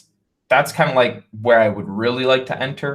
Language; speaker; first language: English; native; English